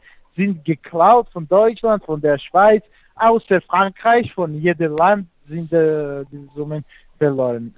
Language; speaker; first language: German; non-native, fluent; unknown